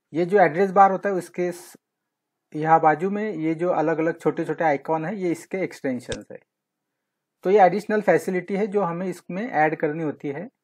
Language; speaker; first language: Hindi; non-native, local second language; Marathi